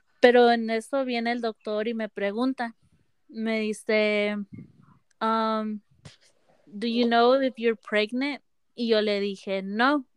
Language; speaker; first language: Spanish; early bilingual, heritage; Spanish